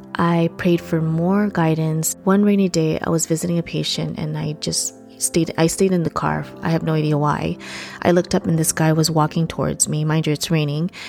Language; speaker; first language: English; early bilingual, other home language; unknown